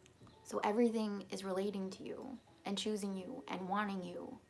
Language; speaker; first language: English; native; English